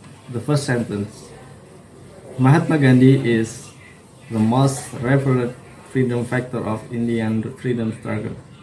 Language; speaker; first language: English; non-native, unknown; Indonesian